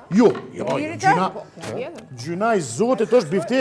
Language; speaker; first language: Albanian; native; Albanian